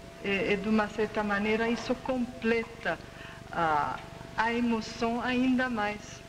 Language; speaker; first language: Portuguese; non-native, fluent; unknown